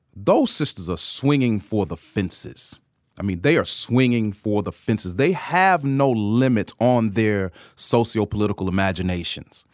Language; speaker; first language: English; native; English